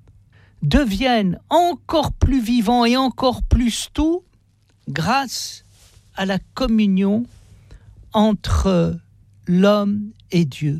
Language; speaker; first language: French; native; French